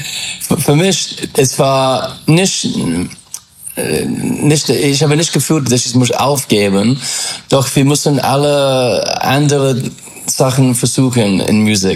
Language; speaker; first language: German; non-native, fluent; English